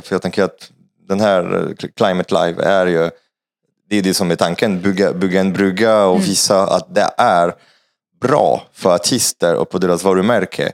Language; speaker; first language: Swedish; non-native, fluent; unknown